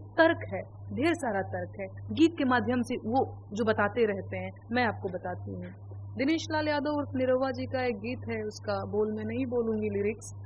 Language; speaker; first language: Hindi; non-native, local second language; Bhojpuri